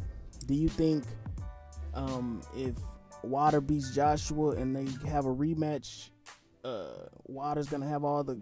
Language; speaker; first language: English; native; English